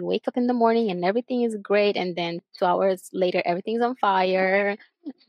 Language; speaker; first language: English; non-native, fluent; Bulgarian